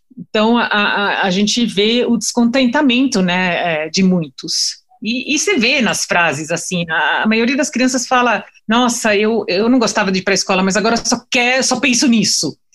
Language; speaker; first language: Portuguese; non-native, fluent; French